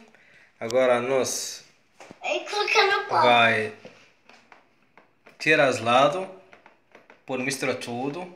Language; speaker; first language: Portuguese; non-native, learner; Arabic